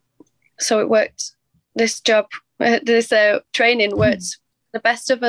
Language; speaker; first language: English; native; English